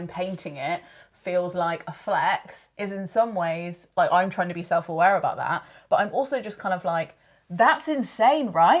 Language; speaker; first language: English; native; English